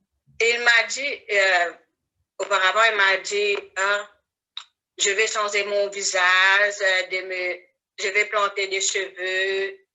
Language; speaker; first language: French; non-native, learner; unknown